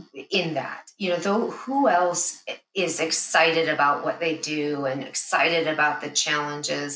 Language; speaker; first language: English; native; English